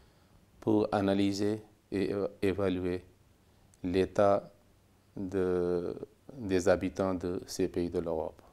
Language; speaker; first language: French; non-native, fluent; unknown